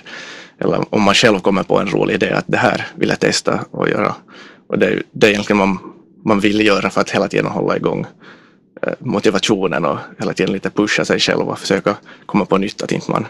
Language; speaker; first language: Swedish; native; Swedish